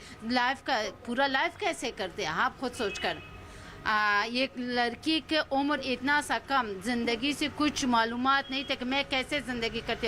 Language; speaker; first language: Hindi; non-native, learner; Persian